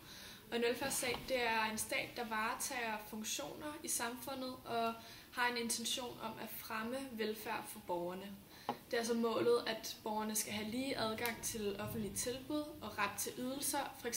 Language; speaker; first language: Danish; native; Danish